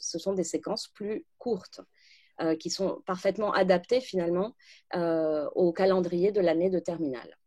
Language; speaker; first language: French; native; French